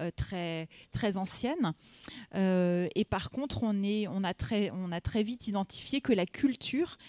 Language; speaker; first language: French; native; French